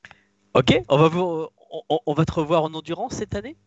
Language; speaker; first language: French; native; French